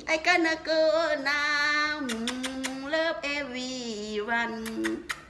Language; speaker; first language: English; non-native, learner; Thai